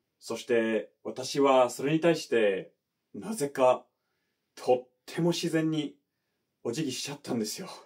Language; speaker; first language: Japanese; non-native, fluent; English